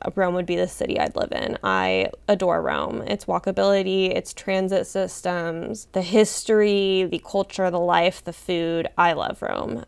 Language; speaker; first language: English; native; English